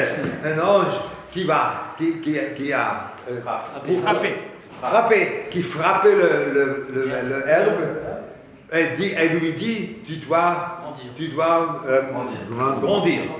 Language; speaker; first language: French; non-native, learner; Hebrew